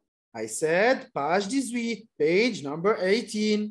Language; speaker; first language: English; non-native, fluent; Arabic